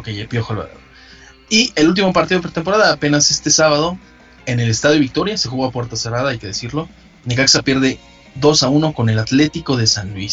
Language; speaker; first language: Spanish; native; Spanish